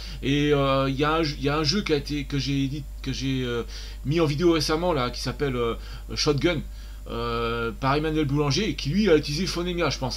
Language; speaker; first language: French; native; French